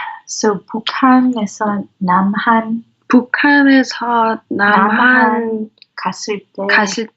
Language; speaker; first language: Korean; early bilingual, heritage; English